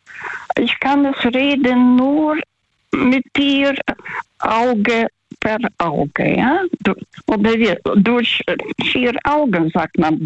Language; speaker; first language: German; early bilingual, other home language; Russian